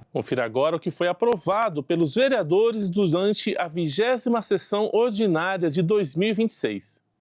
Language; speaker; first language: Portuguese; native; Portuguese